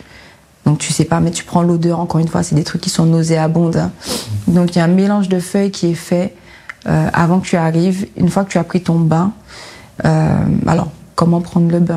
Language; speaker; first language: French; native; French